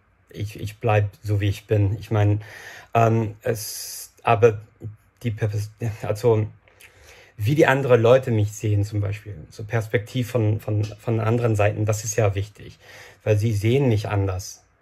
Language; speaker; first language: German; non-native, fluent; English